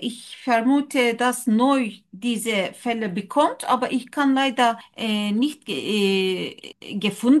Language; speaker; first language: German; non-native, learner; Turkish